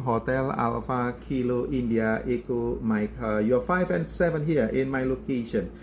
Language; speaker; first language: English; non-native, learner; Indonesian